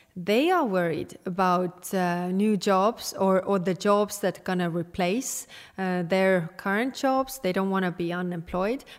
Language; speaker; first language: English; non-native, fluent; Estonian